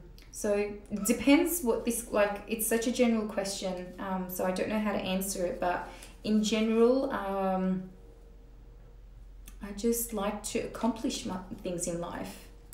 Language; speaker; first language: English; early bilingual, other home language; Turkish